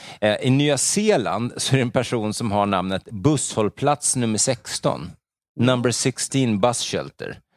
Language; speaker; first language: Swedish; native; Swedish